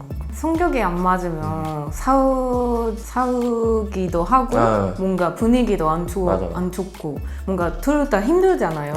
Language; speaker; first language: Korean; non-native, fluent; Japanese